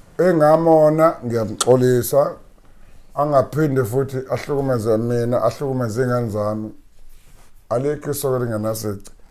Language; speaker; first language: Zulu; native; Zulu